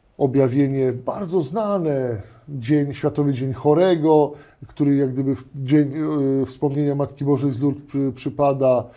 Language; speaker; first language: Polish; non-native, learner; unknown